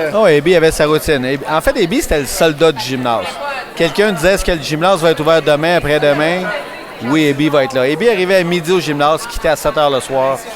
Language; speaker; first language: French; native; French